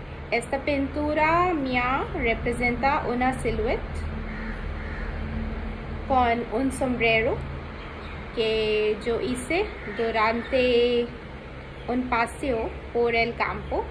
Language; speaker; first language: Spanish; non-native, learner; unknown